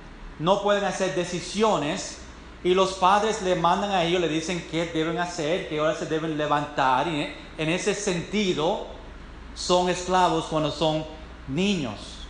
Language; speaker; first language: Spanish; non-native, fluent; English